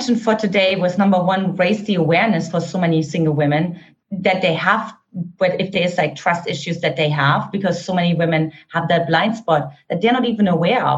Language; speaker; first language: English; non-native, fluent; German